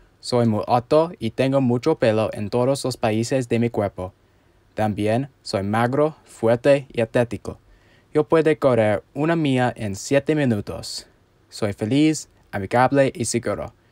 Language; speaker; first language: Spanish; non-native, learner; English